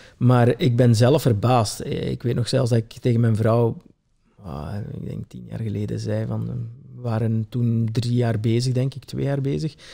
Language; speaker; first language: Dutch; early bilingual, other home language; Italian